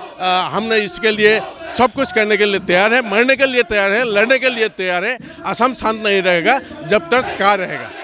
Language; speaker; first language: Hindi; non-native, local second language; Kok Borok